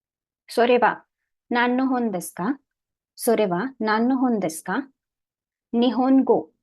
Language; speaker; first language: Japanese; non-native, learner; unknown